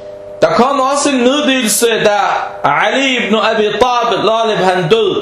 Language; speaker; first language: Danish; early bilingual, heritage; Danish